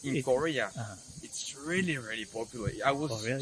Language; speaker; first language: English; non-native, fluent; French